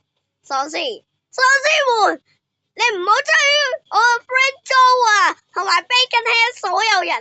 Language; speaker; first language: Chinese; native; Chinese